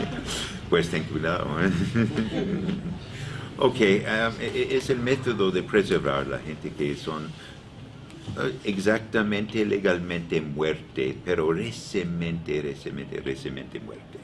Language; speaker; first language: Spanish; non-native, learner; English